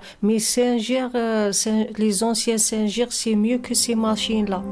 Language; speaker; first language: French; non-native, learner; Arabic